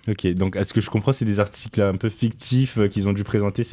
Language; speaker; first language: French; native; French